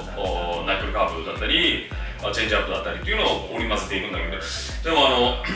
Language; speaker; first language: Japanese; native; Japanese